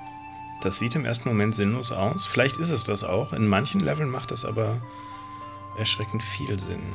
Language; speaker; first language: German; native; German